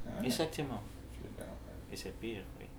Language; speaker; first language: French; non-native, fluent; Spanish